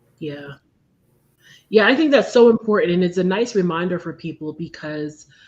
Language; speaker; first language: English; native; English